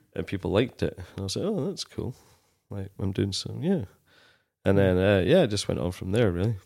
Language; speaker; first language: English; native; English